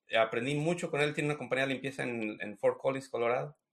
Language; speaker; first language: Spanish; native; Spanish